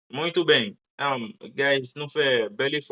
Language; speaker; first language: Portuguese; non-native, learner; Haitian Creole